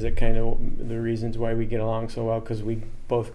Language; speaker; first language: English; native; English